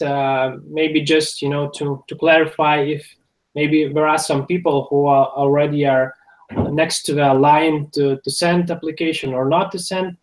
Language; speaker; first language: English; non-native, fluent; Lithuanian